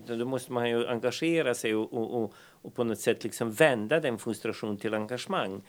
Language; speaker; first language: Swedish; non-native, fluent; Bosnian